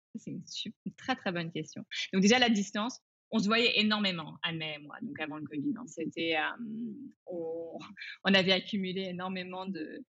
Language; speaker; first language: French; early bilingual, other home language; English